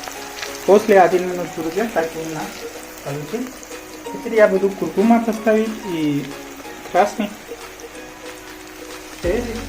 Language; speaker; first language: Russian; non-native, learner; Hindi